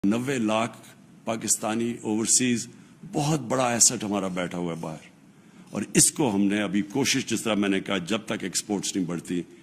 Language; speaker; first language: Urdu; native; Urdu